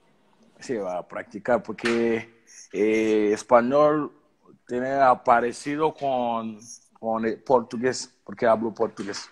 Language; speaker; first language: Spanish; non-native, learner; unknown